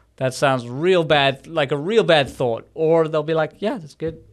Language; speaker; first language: English; native; English